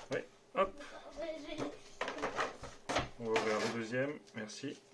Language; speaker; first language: French; native; French